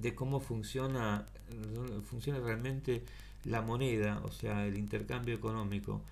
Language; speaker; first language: Spanish; native; Spanish